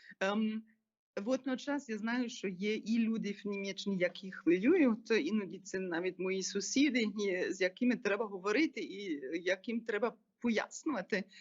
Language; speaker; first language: Ukrainian; non-native, fluent; German